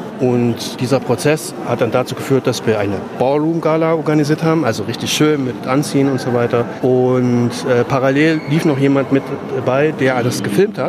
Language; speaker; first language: German; native; German